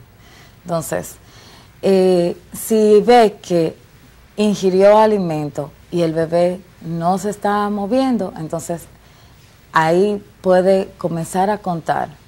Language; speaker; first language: Spanish; native; Spanish